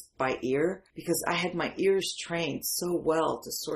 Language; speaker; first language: English; early bilingual, other home language; Arabic